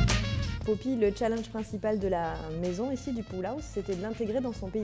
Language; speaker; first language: French; native; French